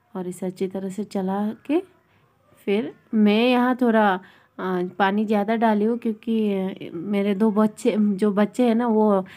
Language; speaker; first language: Hindi; non-native, local second language; Bangla